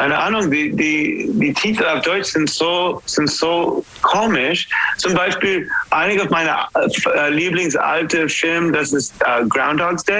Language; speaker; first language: German; non-native, learner; English